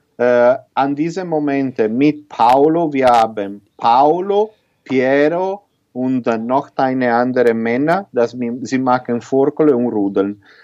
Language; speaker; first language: German; non-native, learner; Italian